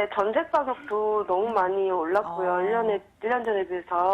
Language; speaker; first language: Korean; native; Korean